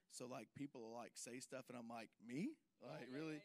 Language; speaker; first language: English; native; English